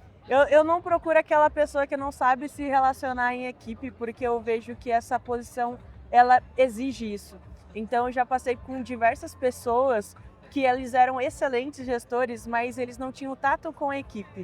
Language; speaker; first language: Portuguese; native; Portuguese